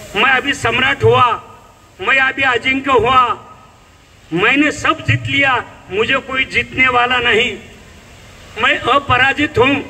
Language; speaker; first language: Hindi; non-native, local second language; Marathi